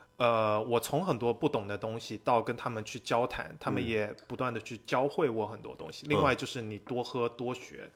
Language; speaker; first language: Chinese; native; Chinese